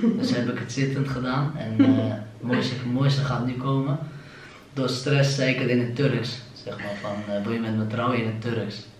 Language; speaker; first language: Dutch; early bilingual, other home language; Turkish